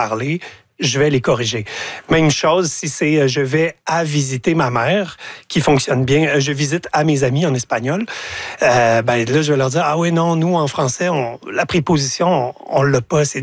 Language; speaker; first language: French; native; French